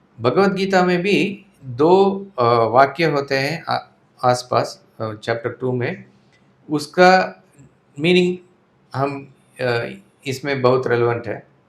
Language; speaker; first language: Hindi; non-native, local second language; Tamil